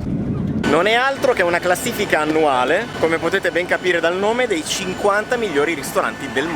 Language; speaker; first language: Italian; native; Italian